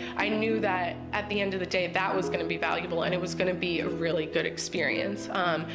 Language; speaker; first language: English; native; English